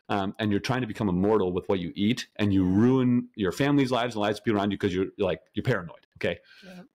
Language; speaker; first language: English; native; English